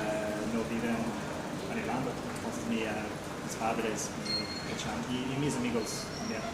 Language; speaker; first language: Spanish; non-native, learner; English